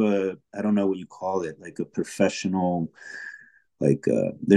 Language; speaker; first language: English; native; English